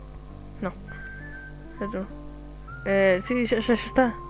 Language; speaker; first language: Spanish; native; Spanish